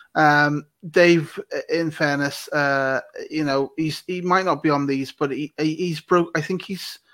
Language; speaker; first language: English; native; English